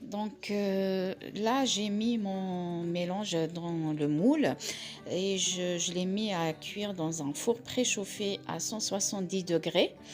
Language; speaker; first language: French; non-native, local second language; Arabic